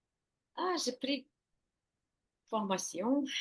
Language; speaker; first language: French; non-native, learner; Ukrainian